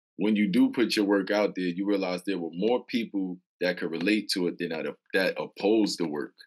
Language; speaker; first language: English; native; English